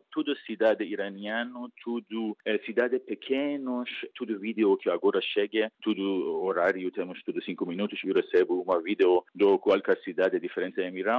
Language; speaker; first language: Portuguese; non-native, learner; Persian